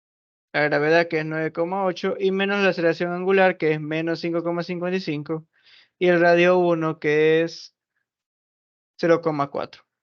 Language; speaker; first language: Spanish; native; Spanish